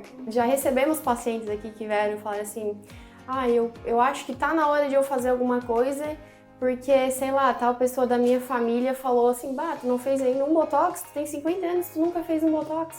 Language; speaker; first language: Portuguese; native; Portuguese